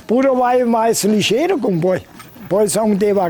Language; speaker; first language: Portuguese; non-native, local second language; German